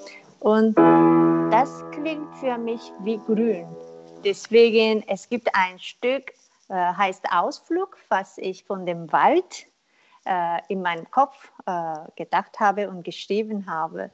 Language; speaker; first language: German; non-native, learner; Korean